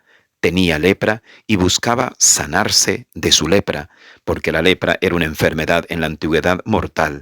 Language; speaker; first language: Spanish; native; Spanish